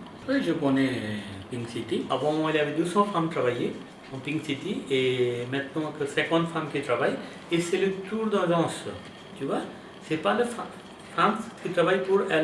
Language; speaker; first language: French; non-native, fluent; Hindi